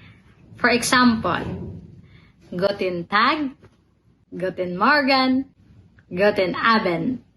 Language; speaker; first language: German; non-native, learner; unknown